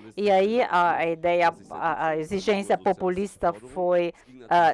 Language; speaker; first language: Portuguese; non-native, learner; German